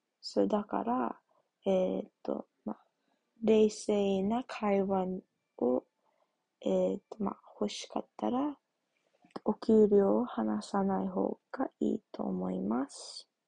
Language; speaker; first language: Japanese; non-native, learner; English